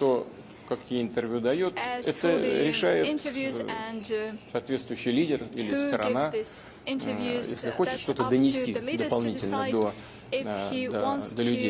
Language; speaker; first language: Russian; native; Russian